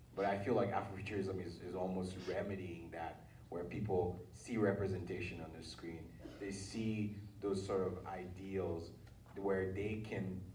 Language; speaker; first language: English; early bilingual, other home language; Haitian Creole